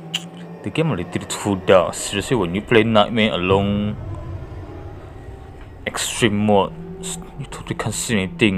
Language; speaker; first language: English; non-native, fluent; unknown